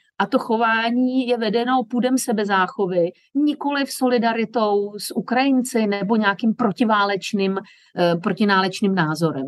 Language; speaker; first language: Czech; native; Czech